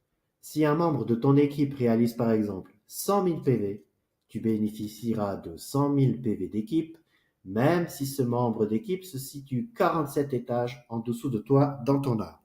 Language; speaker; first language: French; native; French